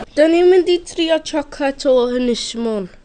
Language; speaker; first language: Welsh; non-native, local second language; English